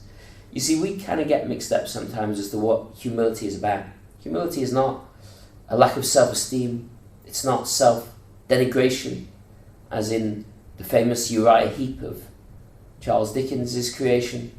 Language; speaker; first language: English; native; English